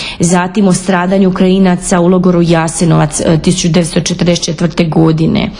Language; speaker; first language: Croatian; non-native, local second language; Ukrainian